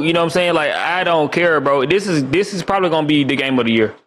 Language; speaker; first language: English; native; English